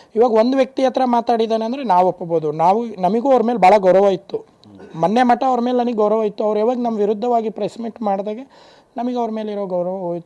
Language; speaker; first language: Kannada; non-native, local second language; Lambadi